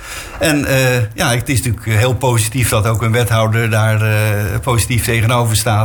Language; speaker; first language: Dutch; native; Dutch